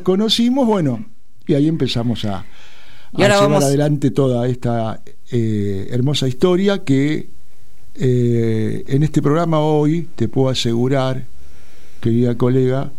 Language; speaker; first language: Spanish; native; Spanish